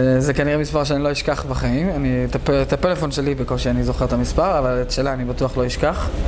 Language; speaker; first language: Hebrew; native; Hebrew